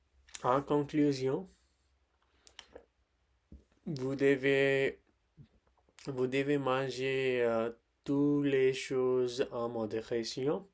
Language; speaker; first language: French; non-native, learner; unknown